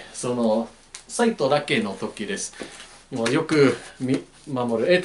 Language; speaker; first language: Japanese; non-native, learner; English